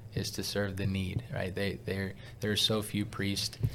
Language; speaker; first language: English; native; English